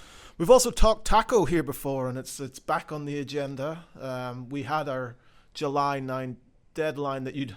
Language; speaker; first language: English; native; English